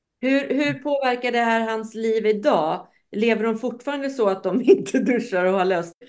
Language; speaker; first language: Swedish; native; Swedish